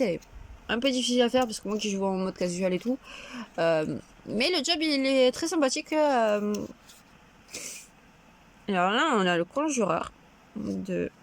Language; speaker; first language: French; native; French